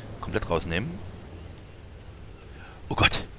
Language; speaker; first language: German; native; German